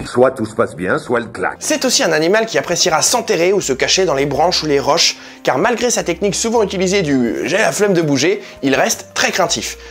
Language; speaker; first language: French; native; French